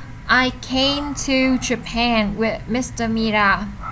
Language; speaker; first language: English; non-native, learner; Vietnamese